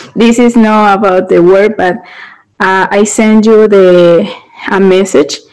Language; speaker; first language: English; non-native, learner; Spanish